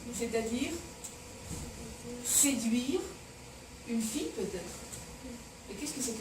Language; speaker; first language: French; non-native, fluent; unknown